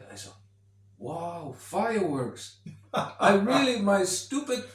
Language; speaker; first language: English; non-native, fluent; Dutch